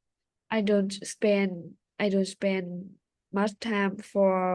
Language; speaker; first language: English; non-native, learner; Vietnamese